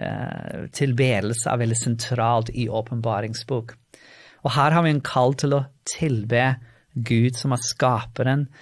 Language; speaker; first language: Norwegian; non-native, fluent; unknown